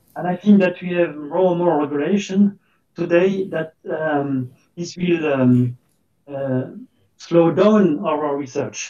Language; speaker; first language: English; non-native, fluent; French